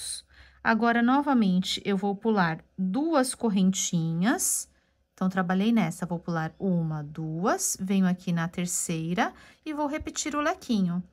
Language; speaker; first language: Portuguese; native; Portuguese